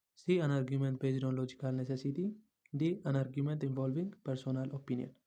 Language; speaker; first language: English; non-native, local second language; Amharic